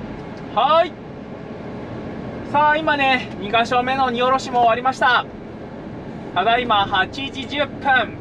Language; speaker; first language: Japanese; native; Japanese